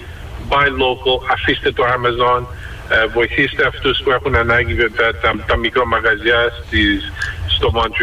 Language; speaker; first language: Greek; early bilingual, heritage; Greek